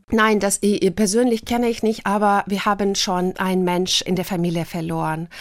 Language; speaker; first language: German; non-native, fluent; Russian